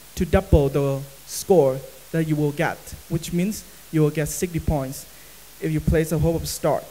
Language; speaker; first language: English; non-native, fluent; Vietnamese